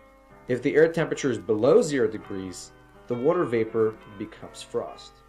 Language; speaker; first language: English; native; English